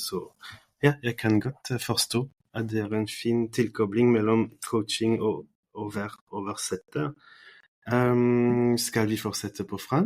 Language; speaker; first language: Norwegian; non-native, fluent; French